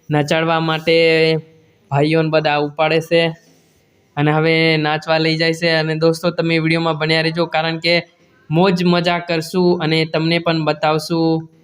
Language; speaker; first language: Gujarati; non-native, local second language; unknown